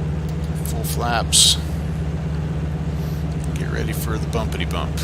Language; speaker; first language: English; native; English